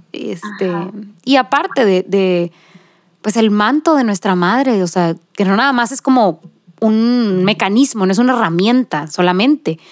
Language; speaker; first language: Spanish; native; Spanish